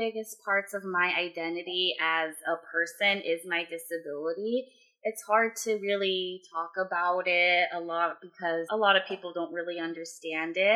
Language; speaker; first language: English; native; English